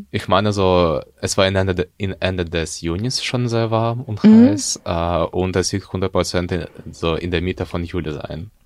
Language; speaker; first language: German; non-native, learner; Ukrainian